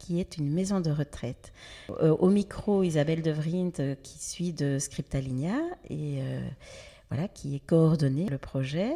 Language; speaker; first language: French; native; French